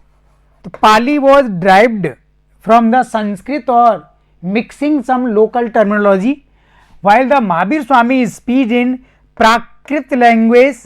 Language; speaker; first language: English; non-native, local second language; Hindi